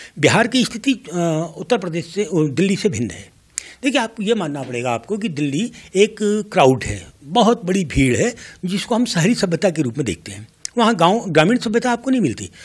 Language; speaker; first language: Hindi; native; Hindi